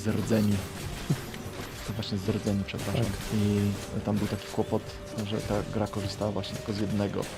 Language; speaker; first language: Polish; native; Polish